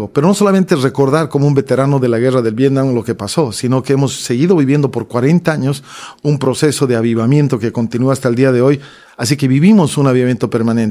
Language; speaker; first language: Spanish; native; Spanish